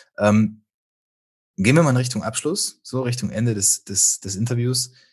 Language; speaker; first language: German; native; German